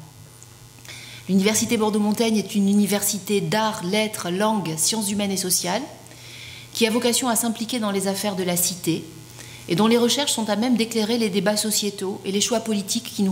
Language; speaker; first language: French; native; French